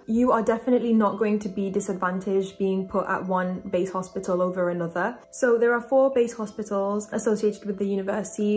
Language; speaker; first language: English; native; English